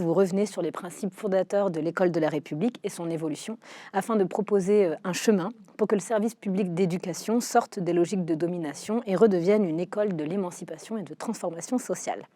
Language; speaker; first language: French; native; French